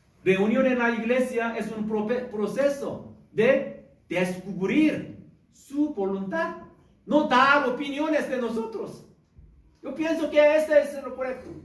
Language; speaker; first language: Spanish; non-native, learner; Korean